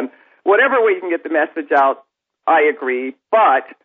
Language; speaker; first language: English; native; English